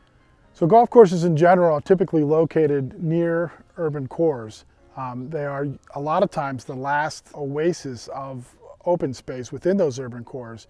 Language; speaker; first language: English; native; English